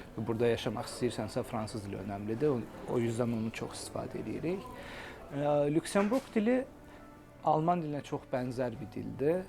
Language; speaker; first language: Azerbaijani; native; Azerbaijani